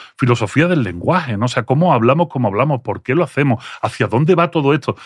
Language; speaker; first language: Spanish; early bilingual, other home language; French